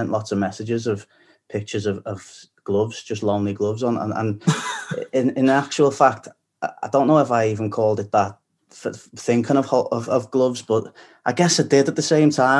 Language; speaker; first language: English; native; English